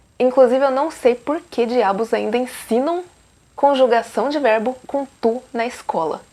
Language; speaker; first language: Portuguese; native; Portuguese